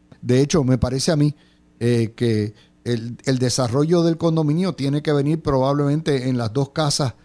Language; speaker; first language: Spanish; native; Spanish